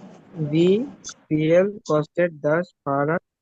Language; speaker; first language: German; non-native, learner; Bangla